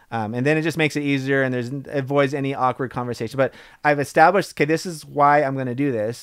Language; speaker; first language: English; native; English